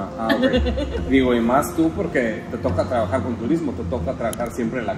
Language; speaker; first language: Spanish; native; Spanish